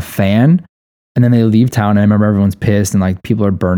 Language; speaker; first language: English; native; English